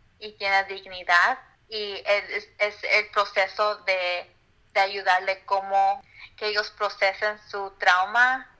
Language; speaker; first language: Spanish; early bilingual, heritage; Spanish